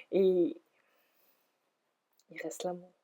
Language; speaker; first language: French; native; French